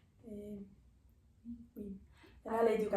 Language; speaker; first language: French; non-native, learner; English